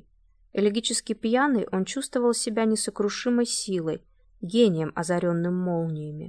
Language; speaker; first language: Russian; native; Russian